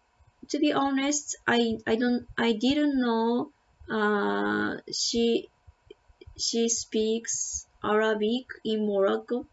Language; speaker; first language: English; non-native, learner; Japanese